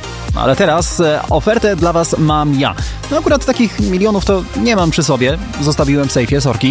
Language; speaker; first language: Polish; native; Polish